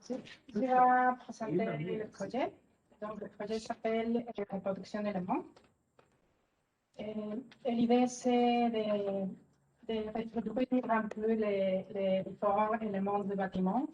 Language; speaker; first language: French; non-native, fluent; Spanish